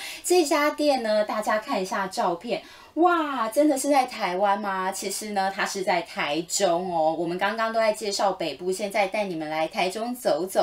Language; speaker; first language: Chinese; native; Chinese